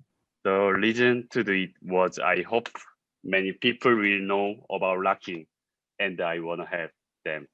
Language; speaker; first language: English; non-native, learner; Korean